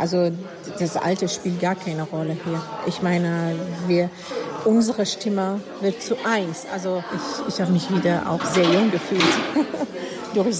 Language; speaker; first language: German; non-native, fluent; Arabic